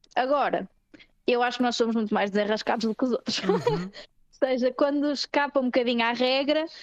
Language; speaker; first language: Portuguese; native; Portuguese